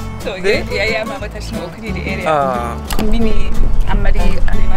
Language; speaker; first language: Japanese; non-native, learner; English